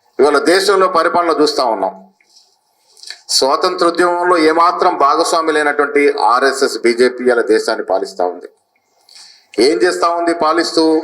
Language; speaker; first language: Telugu; native; Telugu